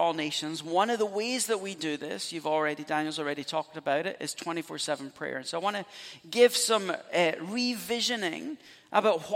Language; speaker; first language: English; native; English